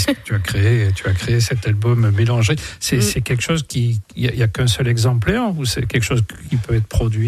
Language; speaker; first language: French; native; French